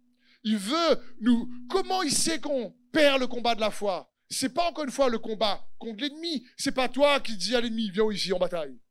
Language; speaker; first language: French; native; French